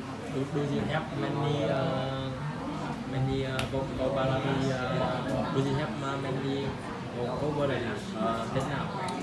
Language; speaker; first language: English; non-native, learner; Vietnamese